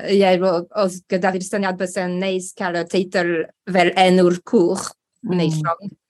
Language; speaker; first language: Welsh; non-native, local second language; English